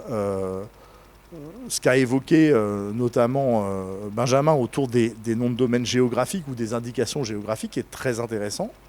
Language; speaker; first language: French; native; French